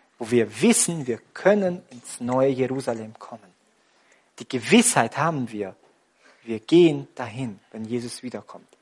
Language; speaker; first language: German; native; German